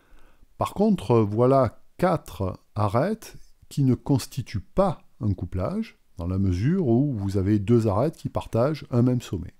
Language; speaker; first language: French; native; French